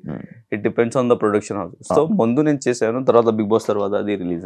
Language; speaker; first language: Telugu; non-native, learner; Hindi